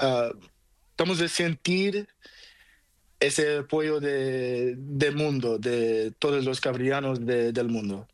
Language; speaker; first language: Spanish; non-native, learner; Portuguese